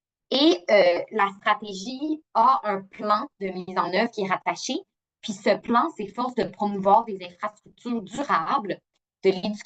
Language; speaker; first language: French; native; French